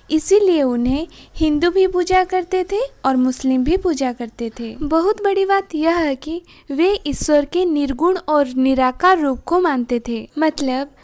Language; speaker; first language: Hindi; non-native, local second language; Odia